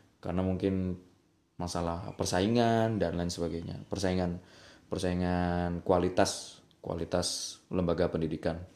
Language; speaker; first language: Indonesian; native; Indonesian